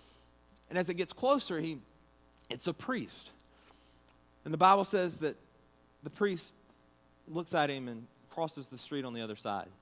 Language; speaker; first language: English; native; English